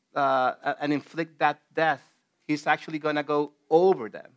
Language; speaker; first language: English; non-native, fluent; Spanish